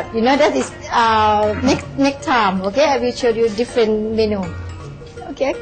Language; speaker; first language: English; non-native, learner; Thai